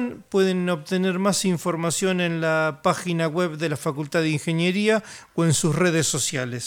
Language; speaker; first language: Spanish; native; Spanish